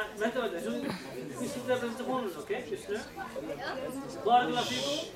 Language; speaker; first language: Swedish; non-native, learner; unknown